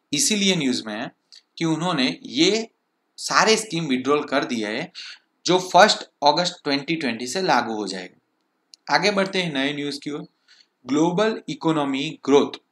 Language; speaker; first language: Hindi; non-native, local second language; Gujarati